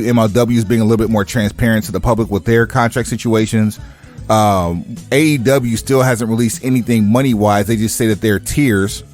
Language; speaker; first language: English; native; English